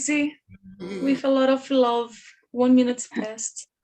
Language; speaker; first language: English; non-native, learner; Portuguese